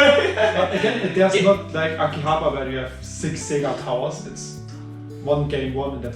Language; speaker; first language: English; non-native, fluent; German